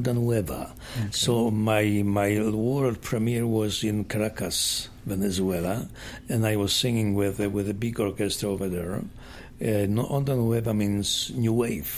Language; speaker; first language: English; non-native, fluent; Polish